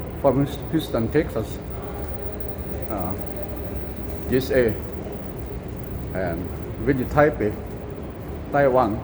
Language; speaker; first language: English; non-native, learner; Lao